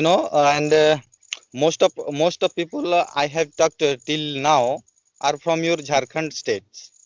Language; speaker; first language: English; non-native, learner; Odia